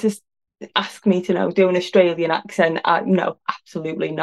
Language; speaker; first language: English; native; English